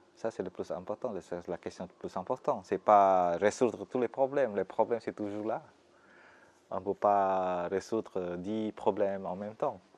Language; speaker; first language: French; non-native, fluent; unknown